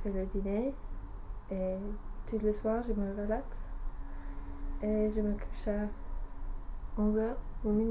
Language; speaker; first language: French; non-native, learner; English